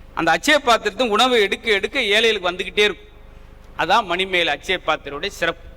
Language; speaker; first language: Tamil; native; Tamil